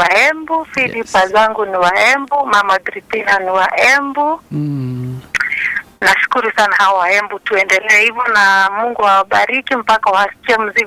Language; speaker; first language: Swahili; non-native, local second language; Kikuyu